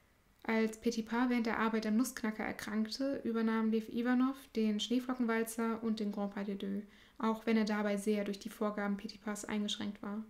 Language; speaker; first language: German; native; German